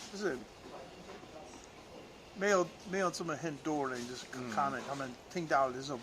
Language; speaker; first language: Chinese; non-native, learner; English